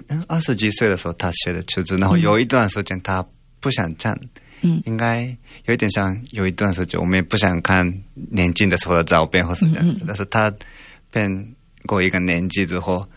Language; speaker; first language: Chinese; non-native, fluent; Japanese